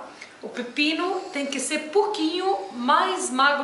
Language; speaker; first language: Portuguese; non-native, fluent; Arabic